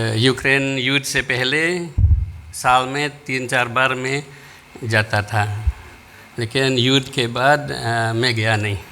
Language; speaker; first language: Hindi; non-native, fluent; Balinese